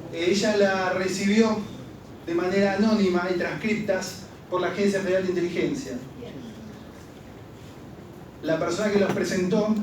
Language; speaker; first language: Spanish; native; Spanish